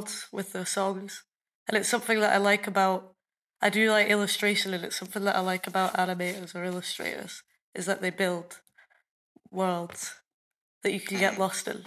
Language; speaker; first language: English; native; English